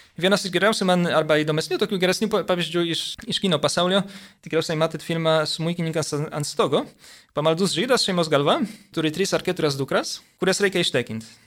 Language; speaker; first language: Lithuanian; early bilingual, heritage; Lithuanian